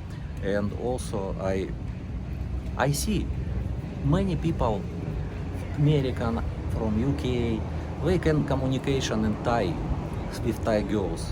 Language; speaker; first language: English; non-native, learner; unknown